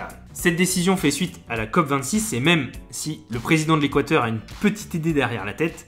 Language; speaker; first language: French; native; French